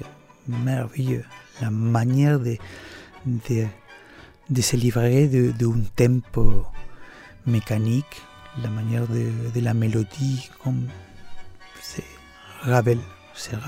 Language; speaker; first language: French; non-native, learner; Spanish